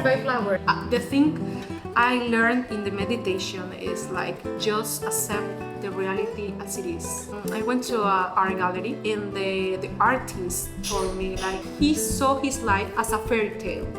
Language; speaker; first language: English; non-native, fluent; Spanish